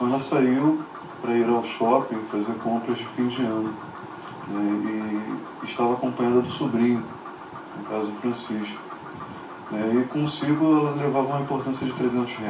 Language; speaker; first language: Portuguese; native; Portuguese